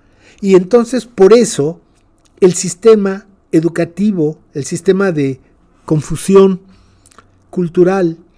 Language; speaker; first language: Spanish; native; Spanish